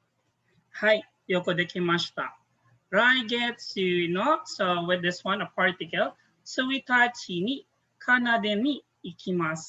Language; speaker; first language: Japanese; non-native, fluent; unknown